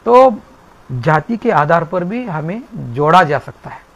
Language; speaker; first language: Hindi; non-native, local second language; Marathi